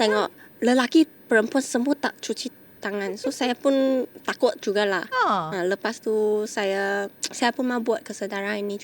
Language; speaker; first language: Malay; non-native, local second language; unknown